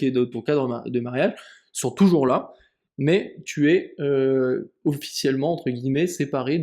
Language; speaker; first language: French; native; French